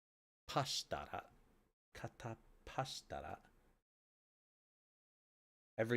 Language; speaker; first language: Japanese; non-native, learner; English